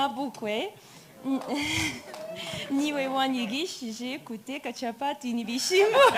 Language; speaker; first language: Kinyarwanda; non-native, learner; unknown